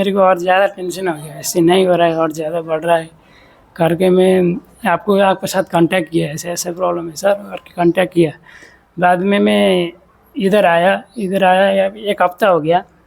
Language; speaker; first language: Hindi; non-native, learner; Nepali